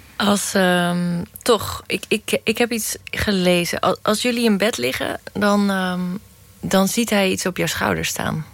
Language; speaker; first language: Dutch; native; Dutch